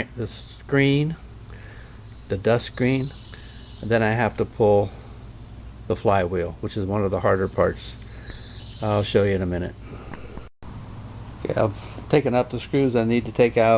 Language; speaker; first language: English; native; English